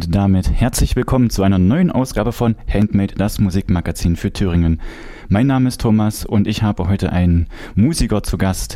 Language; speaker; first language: German; native; German